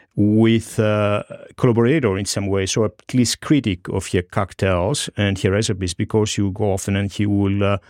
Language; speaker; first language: English; non-native, fluent; Greek